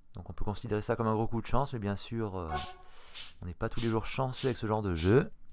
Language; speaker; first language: French; native; French